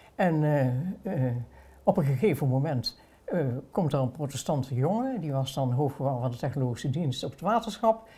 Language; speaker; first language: Dutch; native; Dutch